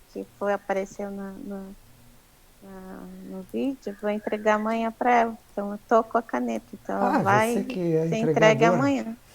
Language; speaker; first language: Portuguese; native; Portuguese